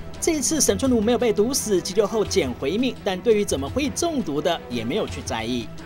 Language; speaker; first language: Chinese; native; Chinese